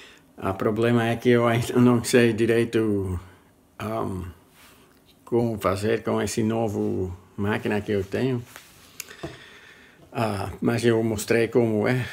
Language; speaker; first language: Portuguese; non-native, learner; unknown